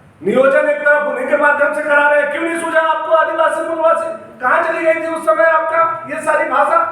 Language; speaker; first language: Hindi; native; Hindi